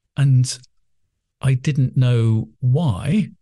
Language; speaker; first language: English; native; English